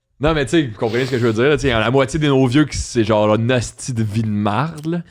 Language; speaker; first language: French; native; French